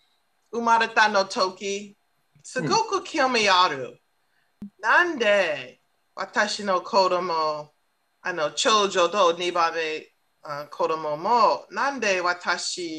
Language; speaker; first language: Japanese; non-native, learner; English